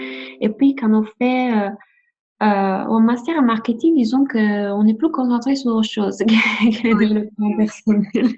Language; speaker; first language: French; non-native, fluent; Italian